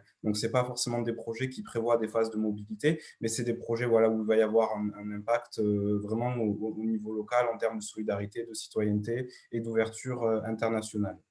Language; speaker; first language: French; native; French